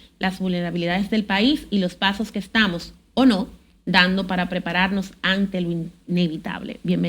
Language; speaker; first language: Spanish; native; Spanish